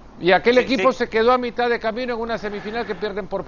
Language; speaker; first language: Spanish; native; Spanish